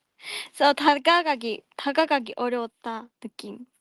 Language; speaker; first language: Korean; non-native, fluent; Japanese